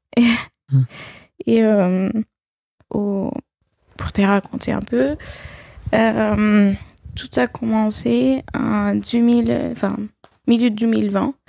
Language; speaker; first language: French; non-native, fluent; Spanish